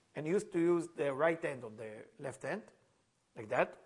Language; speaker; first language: English; non-native, fluent; Hebrew